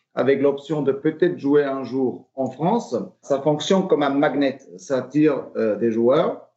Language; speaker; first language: French; native; French